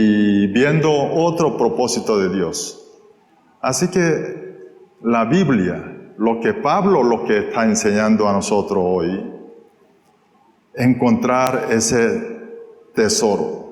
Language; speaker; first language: Spanish; non-native, fluent; Korean